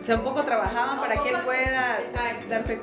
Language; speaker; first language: Spanish; native; Spanish